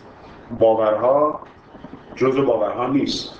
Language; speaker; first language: Persian; native; Persian